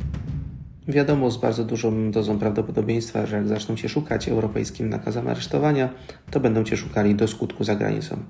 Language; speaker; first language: Polish; native; Polish